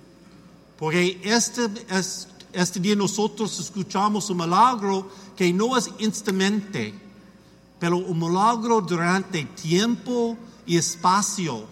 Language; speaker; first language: Spanish; non-native, learner; English